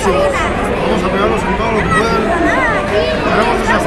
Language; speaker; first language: Spanish; native; Spanish